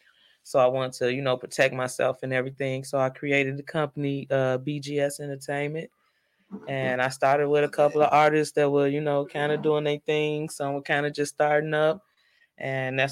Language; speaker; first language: English; native; English